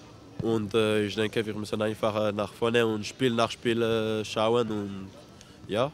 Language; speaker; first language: German; non-native, learner; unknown